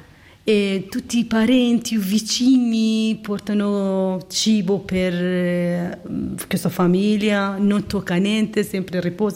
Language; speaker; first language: Italian; non-native, learner; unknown